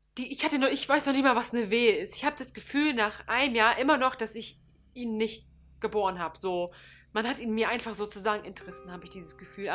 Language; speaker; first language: German; early bilingual, other home language; Turkish